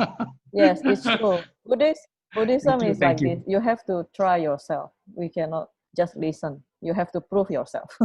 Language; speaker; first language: English; non-native, fluent; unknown